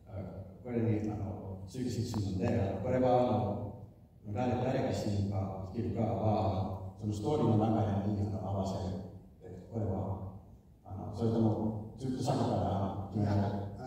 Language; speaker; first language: Japanese; non-native, fluent; Finnish